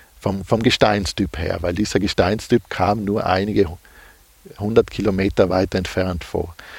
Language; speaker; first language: German; native; German